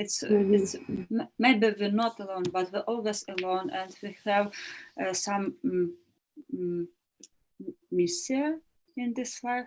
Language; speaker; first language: English; non-native, learner; Ukrainian